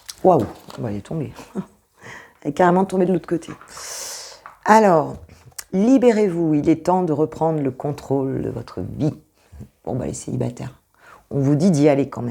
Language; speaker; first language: French; native; French